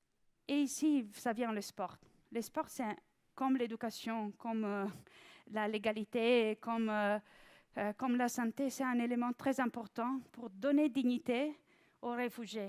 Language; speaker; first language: French; non-native, fluent; Italian